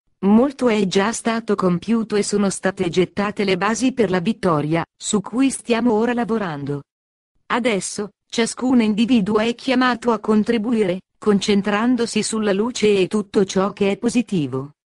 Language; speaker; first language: Italian; native; Italian